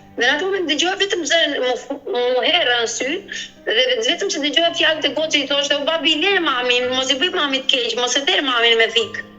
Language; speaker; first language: Albanian; native; Albanian